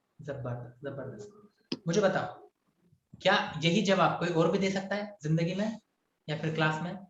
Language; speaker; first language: Hindi; non-native, local second language; Marathi